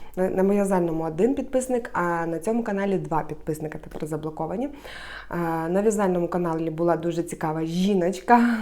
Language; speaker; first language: Ukrainian; native; Ukrainian